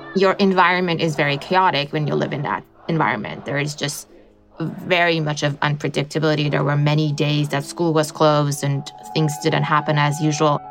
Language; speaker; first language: English; non-native, fluent; Persian